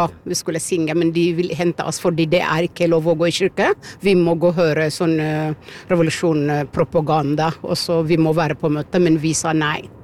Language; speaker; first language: Norwegian; non-native, fluent; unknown